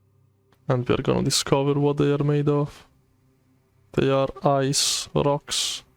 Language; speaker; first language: English; non-native, fluent; Italian